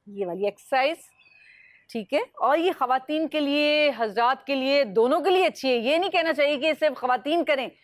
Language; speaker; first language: Urdu; native; Urdu